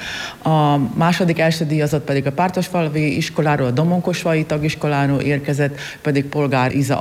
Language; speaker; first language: Hungarian; native; Hungarian